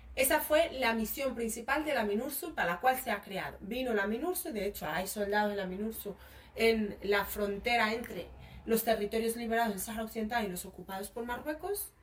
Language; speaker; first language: Spanish; early bilingual, other home language; Arabic